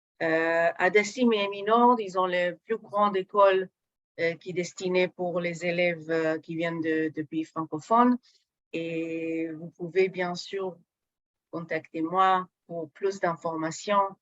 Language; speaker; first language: French; non-native, fluent; Hebrew